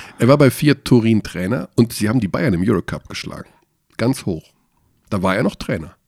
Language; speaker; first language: German; native; German